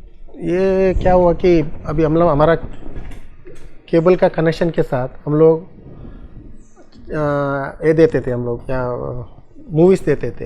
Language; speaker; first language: Hindi; non-native, local second language; Tulu